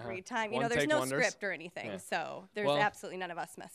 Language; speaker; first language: English; native; English